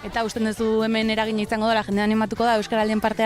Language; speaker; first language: Basque; native; Basque